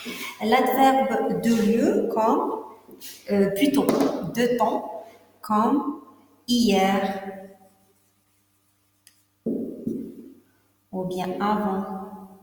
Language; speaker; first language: French; non-native, local second language; Arabic